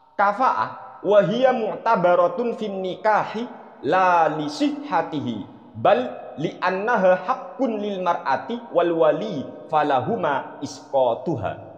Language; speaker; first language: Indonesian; non-native, local second language; Madurese